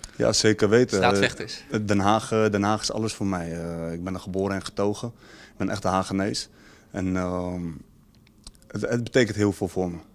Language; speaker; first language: Dutch; native; Dutch